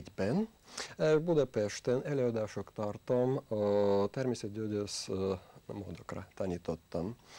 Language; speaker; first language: Hungarian; non-native, learner; Russian